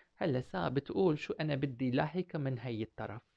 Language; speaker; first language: Arabic; non-native, fluent; Turkish